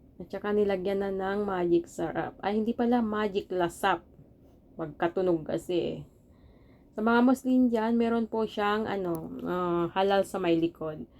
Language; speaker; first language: Filipino; non-native, local second language; Iloko